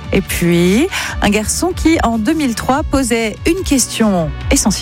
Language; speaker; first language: French; native; French